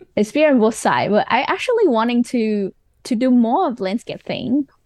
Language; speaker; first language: English; non-native, fluent; Vietnamese